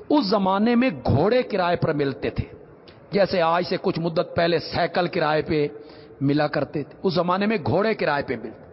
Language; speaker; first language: Urdu; non-native, local second language; Punjabi